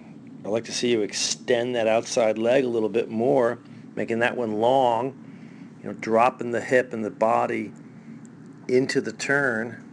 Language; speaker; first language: English; native; English